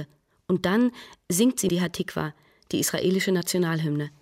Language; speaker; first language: German; native; German